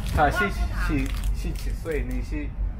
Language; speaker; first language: Chinese; non-native, learner; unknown